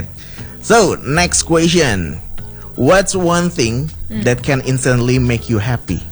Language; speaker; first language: English; non-native, learner; Indonesian